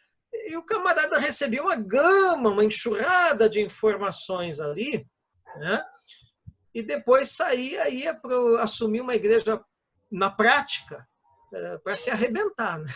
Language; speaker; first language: Portuguese; native; Portuguese